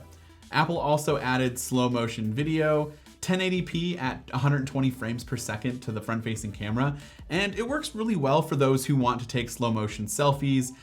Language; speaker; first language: English; native; English